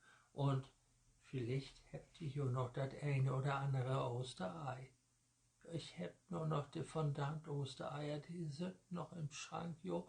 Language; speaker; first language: German; native; German